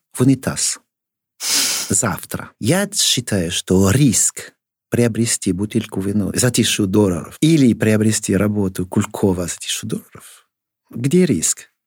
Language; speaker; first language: Russian; non-native, fluent; French